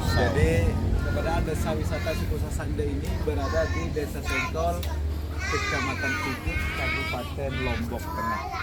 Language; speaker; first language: Indonesian; non-native, local second language; Sasak